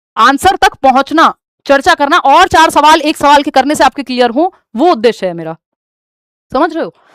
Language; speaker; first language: Hindi; native; Hindi